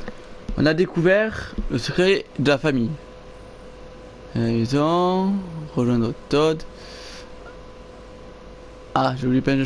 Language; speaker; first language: French; native; French